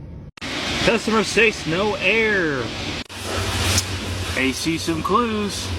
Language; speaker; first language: English; native; English